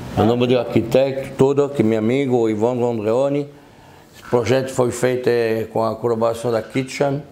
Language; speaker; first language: Portuguese; non-native, fluent; French